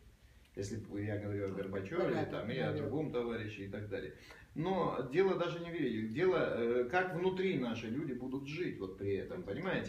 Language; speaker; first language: Russian; native; Russian